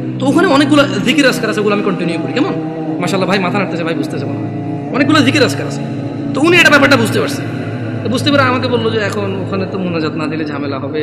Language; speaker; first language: Bangla; early bilingual, heritage; Bangla